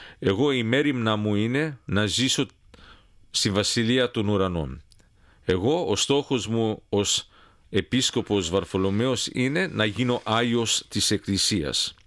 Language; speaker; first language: Greek; early bilingual, heritage; Greek